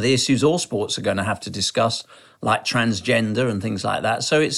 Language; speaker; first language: English; native; English